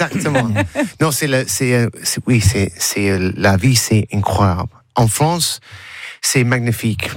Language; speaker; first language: French; non-native, learner; English